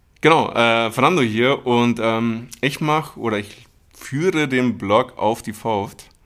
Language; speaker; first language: German; early bilingual, other home language; Spanish